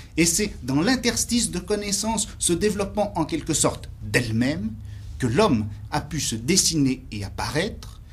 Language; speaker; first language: French; native; French